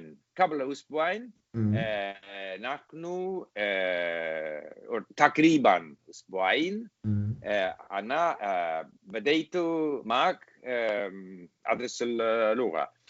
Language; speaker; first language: Arabic; non-native, learner; English